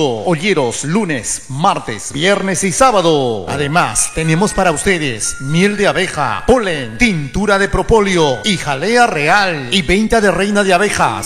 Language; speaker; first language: Spanish; native; Spanish